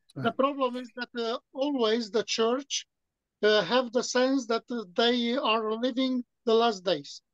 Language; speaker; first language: English; non-native, fluent; Romanian